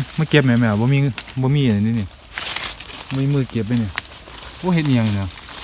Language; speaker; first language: Thai; native; Thai